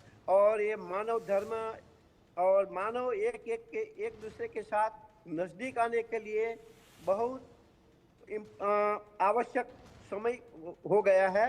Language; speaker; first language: Hindi; non-native, local second language; Gujarati